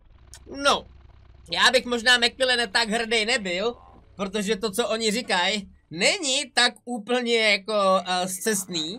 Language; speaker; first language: Czech; native; Czech